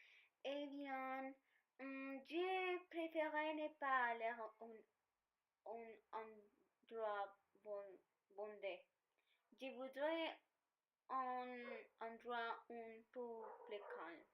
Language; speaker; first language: French; non-native, learner; Spanish